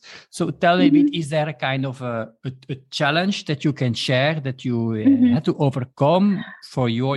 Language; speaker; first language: English; non-native, fluent; Dutch